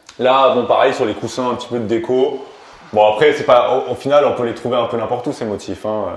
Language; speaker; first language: French; early bilingual, other home language; Romanian